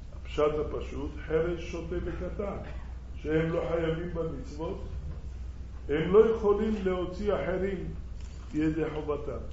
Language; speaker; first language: Hebrew; early bilingual, other home language; Arabic